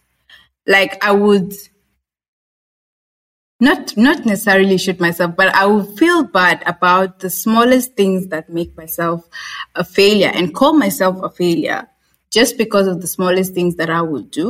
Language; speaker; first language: English; non-native, local second language; Swahili